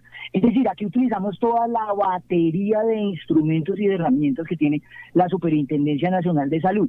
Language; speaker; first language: Spanish; native; Spanish